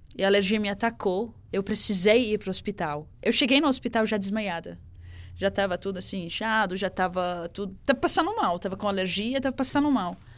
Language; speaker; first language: Portuguese; non-native, fluent; Arabic